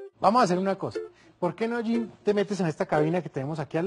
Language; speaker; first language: Spanish; native; Spanish